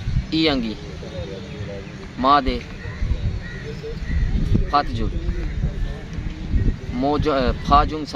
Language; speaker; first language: Korean; non-native, learner; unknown